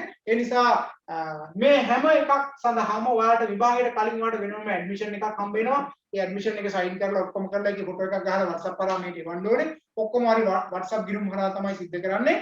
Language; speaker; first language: Sinhala; native; Sinhala